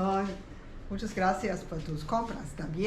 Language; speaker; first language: Spanish; non-native, learner; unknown